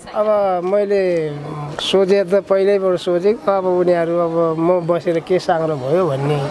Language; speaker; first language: Nepali; non-native, local second language; Eastern Tamang